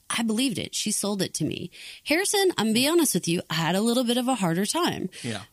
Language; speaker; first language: English; native; English